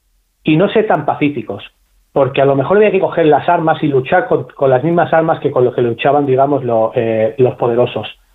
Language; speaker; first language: Spanish; native; Spanish